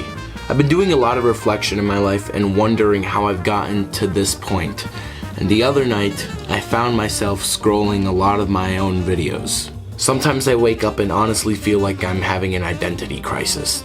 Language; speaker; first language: English; native; English